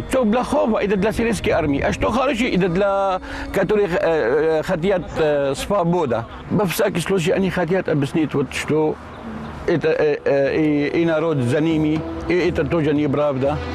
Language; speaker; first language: Russian; non-native, learner; Arabic